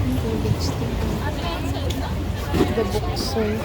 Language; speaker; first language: English; non-native, learner; Filipino